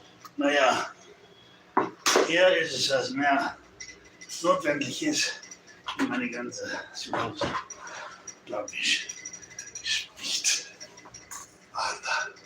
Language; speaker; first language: German; non-native, learner; English